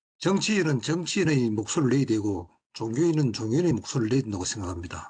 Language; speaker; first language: Korean; native; Korean